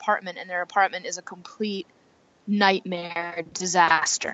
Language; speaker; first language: English; native; English